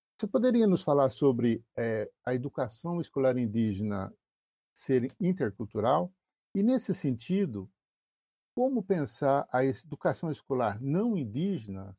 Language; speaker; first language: Portuguese; native; Portuguese